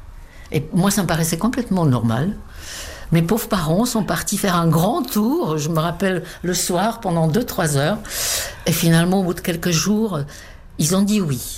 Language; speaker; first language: French; non-native, fluent; Czech